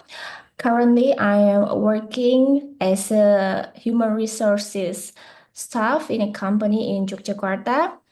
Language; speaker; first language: English; non-native, learner; Indonesian